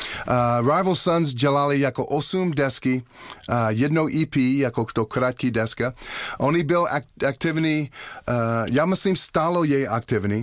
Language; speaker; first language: Czech; non-native, learner; English